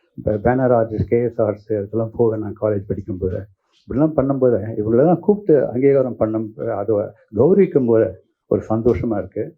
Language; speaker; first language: Tamil; native; Tamil